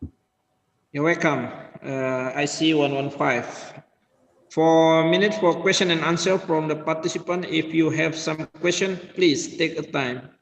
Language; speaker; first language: English; non-native, learner; Indonesian